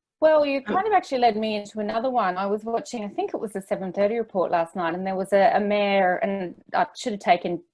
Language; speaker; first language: English; native; English